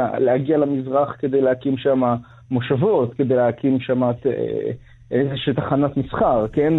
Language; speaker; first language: Hebrew; native; Hebrew